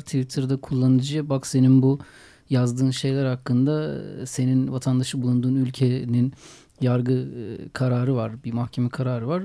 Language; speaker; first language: Turkish; native; Turkish